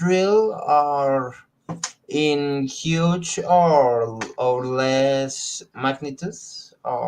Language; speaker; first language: English; non-native, learner; Spanish